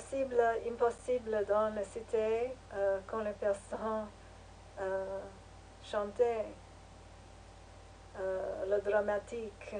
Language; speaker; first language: French; non-native, learner; English